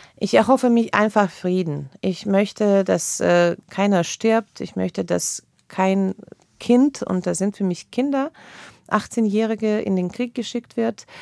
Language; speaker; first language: German; non-native, fluent; Russian